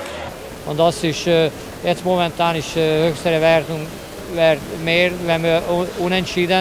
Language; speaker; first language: German; non-native, learner; Hungarian